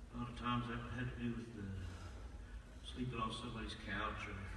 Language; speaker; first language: English; native; English